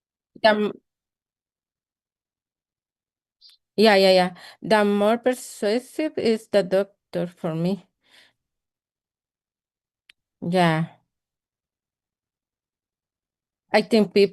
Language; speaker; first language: English; non-native, learner; Spanish